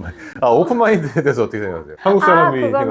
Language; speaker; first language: Korean; native; Korean